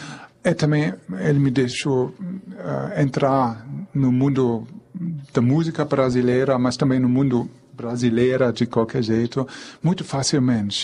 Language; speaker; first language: Portuguese; non-native, fluent; German